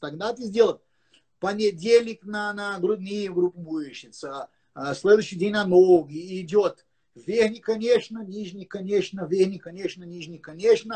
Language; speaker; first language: Russian; non-native, learner; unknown